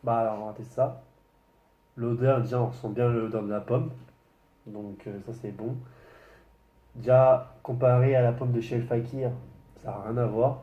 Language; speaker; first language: French; native; French